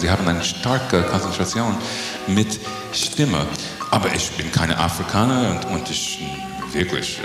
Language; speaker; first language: German; non-native, learner; English